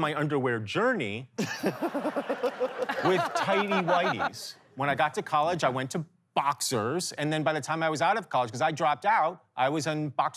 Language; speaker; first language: English; native; English